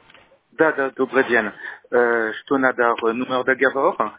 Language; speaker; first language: Russian; non-native, learner; French